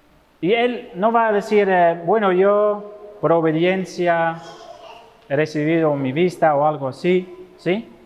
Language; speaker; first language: Spanish; non-native, fluent; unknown